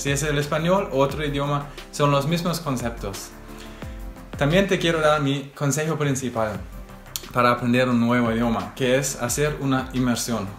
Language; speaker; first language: Spanish; non-native, fluent; German